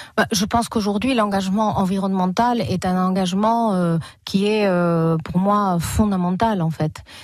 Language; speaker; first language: French; non-native, fluent; Spanish